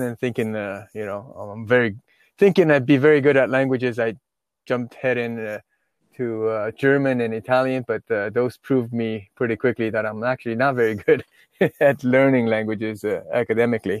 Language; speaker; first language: English; non-native, fluent; Chinese